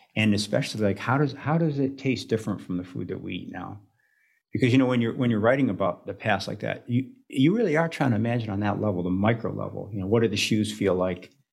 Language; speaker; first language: English; native; English